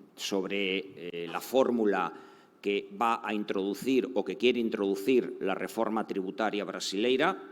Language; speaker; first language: Spanish; native; Spanish